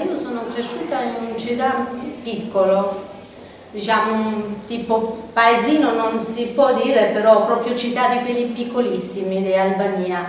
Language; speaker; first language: Italian; non-native, fluent; Albanian